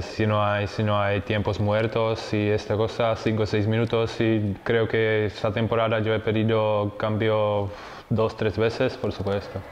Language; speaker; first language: Spanish; non-native, fluent; Czech